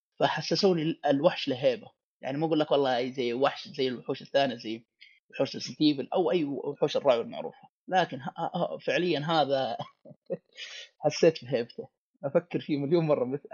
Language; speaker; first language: Arabic; native; Arabic